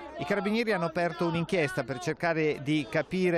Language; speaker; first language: Italian; native; Italian